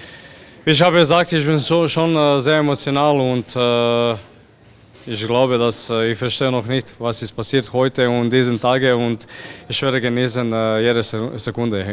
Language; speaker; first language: German; non-native, learner; Croatian